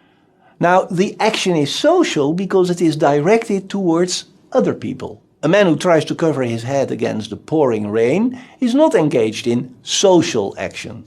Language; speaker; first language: English; non-native, fluent; Dutch